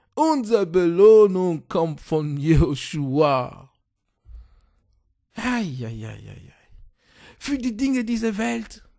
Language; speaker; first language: German; non-native, fluent; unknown